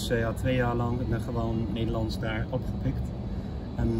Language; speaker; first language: Dutch; non-native, fluent; English